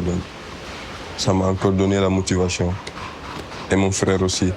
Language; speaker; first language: French; non-native, local second language; Wolof